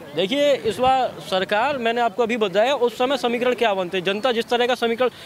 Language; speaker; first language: Hindi; native; Hindi